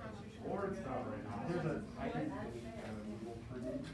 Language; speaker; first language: English; native; English